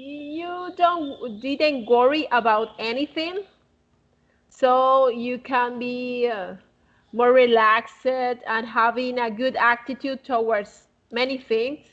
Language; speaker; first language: English; non-native, fluent; Spanish